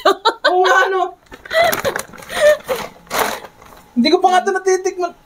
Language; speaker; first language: Filipino; native; Filipino